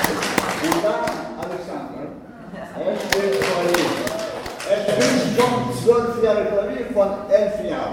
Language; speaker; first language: German; non-native, learner; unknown